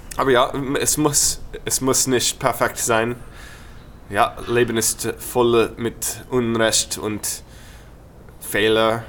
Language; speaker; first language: German; non-native, learner; English